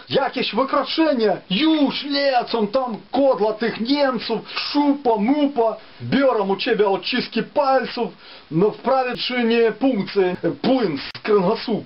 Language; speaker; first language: Polish; non-native, fluent; Ukrainian